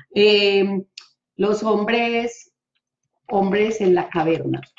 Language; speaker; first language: Spanish; native; Spanish